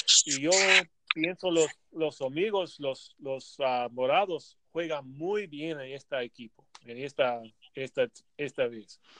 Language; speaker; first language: Spanish; non-native, learner; English